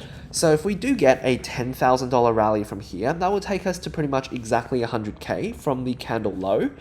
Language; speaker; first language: English; native; English